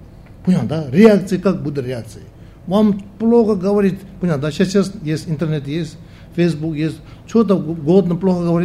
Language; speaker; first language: Russian; non-native, learner; Tibetan